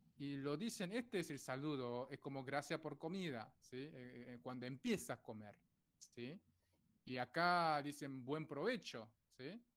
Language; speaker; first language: Spanish; non-native, fluent; Korean